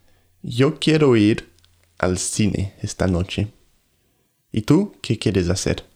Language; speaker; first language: Spanish; non-native, fluent; English